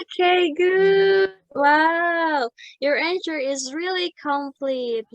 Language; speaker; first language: English; non-native, fluent; Indonesian